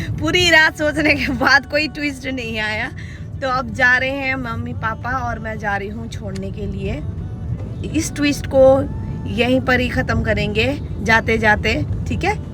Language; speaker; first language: Hindi; early bilingual, other home language; Nepali